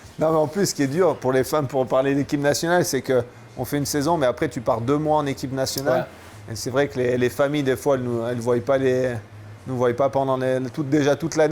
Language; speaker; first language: French; native; French